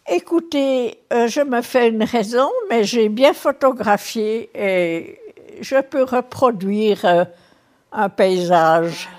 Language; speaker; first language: French; native; French